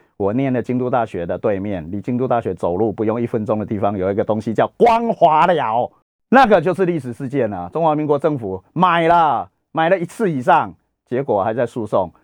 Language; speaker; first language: Chinese; native; Chinese